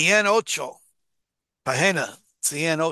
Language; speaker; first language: Spanish; non-native, fluent; English